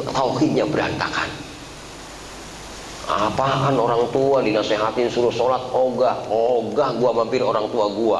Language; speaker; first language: Indonesian; native; Indonesian